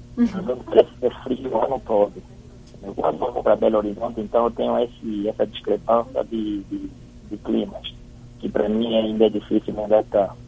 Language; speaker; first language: Portuguese; native; Portuguese